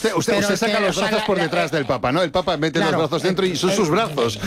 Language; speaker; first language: Spanish; native; Spanish